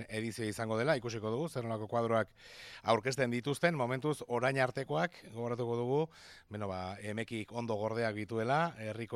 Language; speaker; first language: Basque; native; Basque